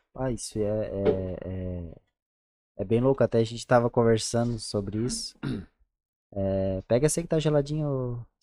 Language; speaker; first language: Portuguese; native; Portuguese